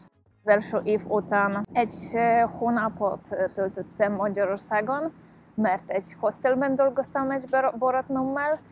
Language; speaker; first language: Hungarian; non-native, fluent; Polish